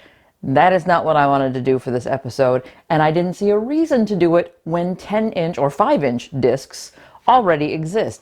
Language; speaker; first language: English; native; English